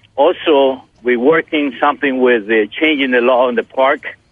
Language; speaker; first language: English; non-native, fluent; Spanish